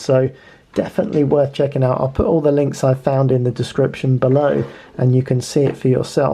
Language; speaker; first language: English; native; English